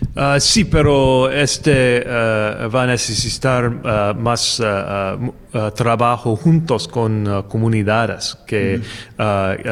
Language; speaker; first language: Spanish; non-native, learner; English